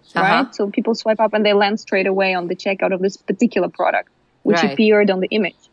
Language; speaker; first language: English; non-native, fluent; Ukrainian